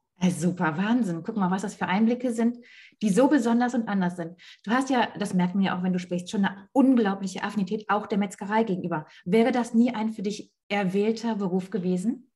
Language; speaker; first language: German; native; German